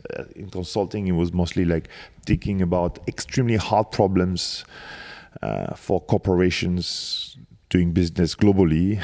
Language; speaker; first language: English; non-native, fluent; French